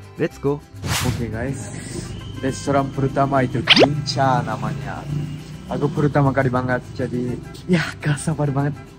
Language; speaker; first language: Indonesian; non-native, fluent; Japanese